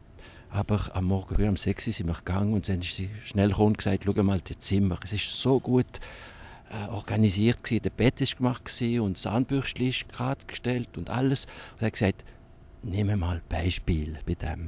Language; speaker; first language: German; non-native, local second language; French